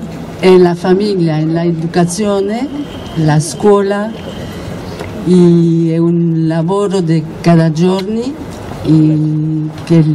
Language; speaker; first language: Italian; non-native, learner; Spanish